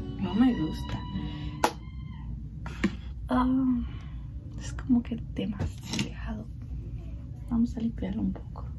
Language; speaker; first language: Spanish; early bilingual, heritage; Spanish